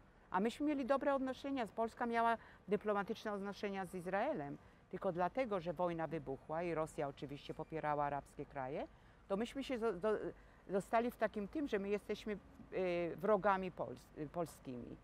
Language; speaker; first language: Polish; native; Polish